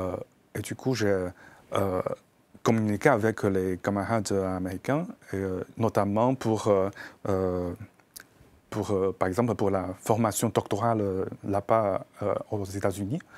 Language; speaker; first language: French; non-native, fluent; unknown